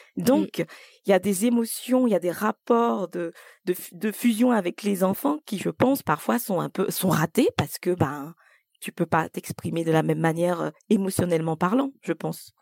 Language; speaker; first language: French; native; French